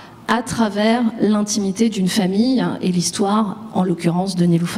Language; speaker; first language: French; native; French